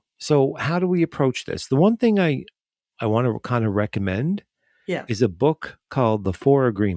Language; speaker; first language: English; native; English